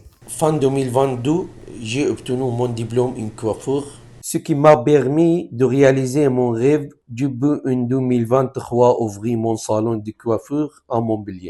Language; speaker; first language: French; non-native, fluent; Arabic